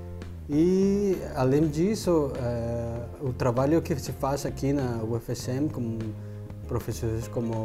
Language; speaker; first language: Portuguese; non-native, fluent; Spanish